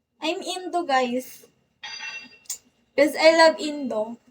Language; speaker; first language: English; non-native, local second language; Filipino